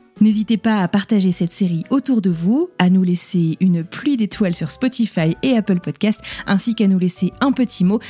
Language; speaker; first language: French; native; French